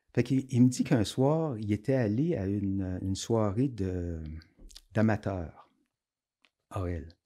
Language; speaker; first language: French; native; French